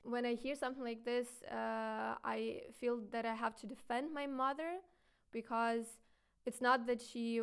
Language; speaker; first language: English; non-native, fluent; Ukrainian